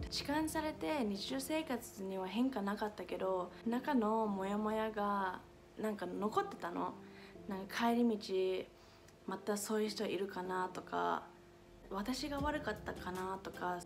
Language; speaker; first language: Japanese; non-native, fluent; English